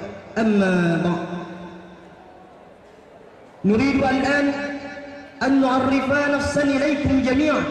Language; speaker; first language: Arabic; non-native, learner; Indonesian